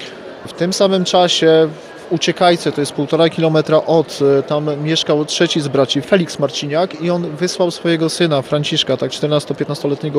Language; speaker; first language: Polish; native; Polish